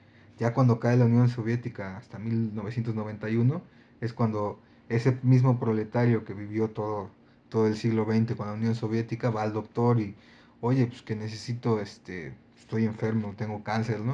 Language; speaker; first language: Spanish; native; Spanish